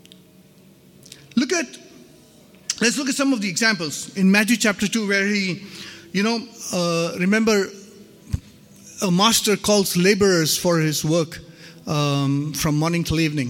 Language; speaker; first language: English; non-native, local second language; Hindi